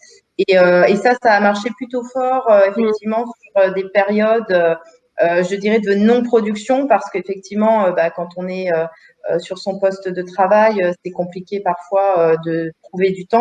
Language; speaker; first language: French; native; French